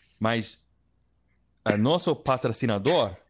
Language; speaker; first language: Portuguese; non-native, learner; English